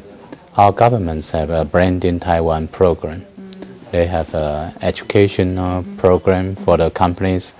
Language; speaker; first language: English; non-native, fluent; Chinese